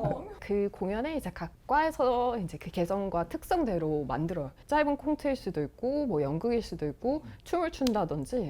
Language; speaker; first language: Korean; non-native, fluent; Russian